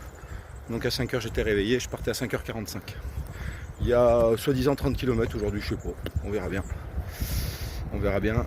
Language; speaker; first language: French; native; French